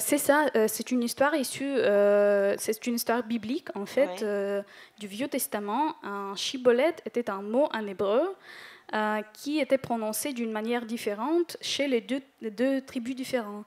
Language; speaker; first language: French; non-native, fluent; Ukrainian